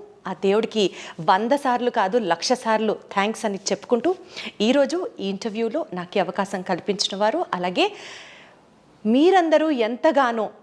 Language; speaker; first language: Telugu; native; Telugu